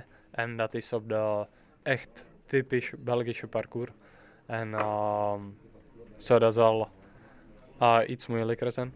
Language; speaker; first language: Dutch; non-native, fluent; Czech